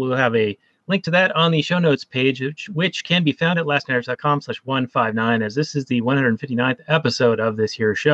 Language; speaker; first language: English; native; English